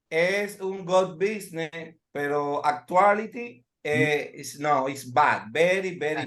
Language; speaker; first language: English; non-native, learner; Spanish